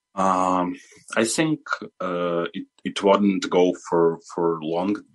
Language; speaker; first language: English; non-native, fluent; Ukrainian